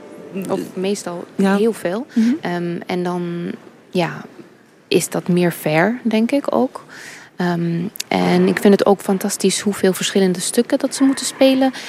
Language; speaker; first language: Dutch; early bilingual, heritage; English